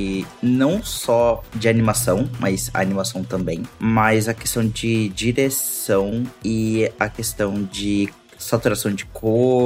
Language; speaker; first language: Portuguese; native; Portuguese